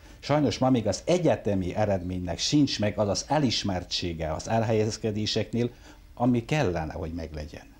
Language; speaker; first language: Hungarian; native; Hungarian